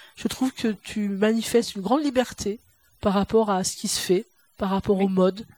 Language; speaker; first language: French; native; French